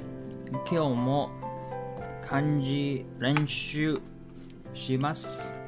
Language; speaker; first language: Japanese; non-native, learner; English